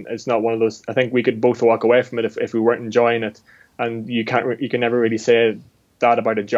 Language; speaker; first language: English; native; English